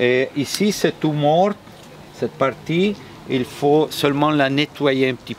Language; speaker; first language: French; non-native, fluent; Italian